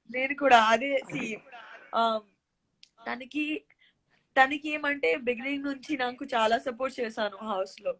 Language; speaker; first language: Telugu; non-native, learner; Gujarati